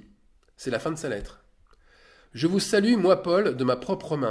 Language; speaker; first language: French; native; French